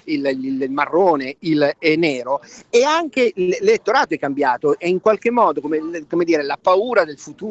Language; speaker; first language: Italian; native; Italian